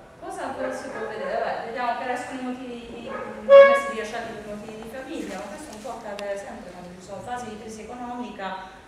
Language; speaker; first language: Italian; native; Italian